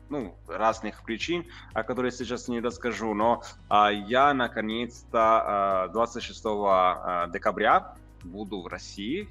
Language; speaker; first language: Russian; non-native, fluent; Italian